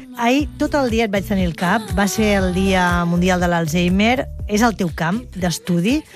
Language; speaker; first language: Catalan; native; Catalan